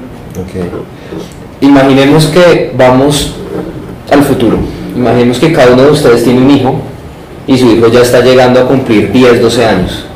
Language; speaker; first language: Spanish; native; Spanish